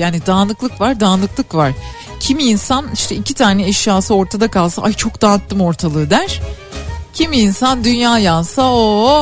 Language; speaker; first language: Turkish; native; Turkish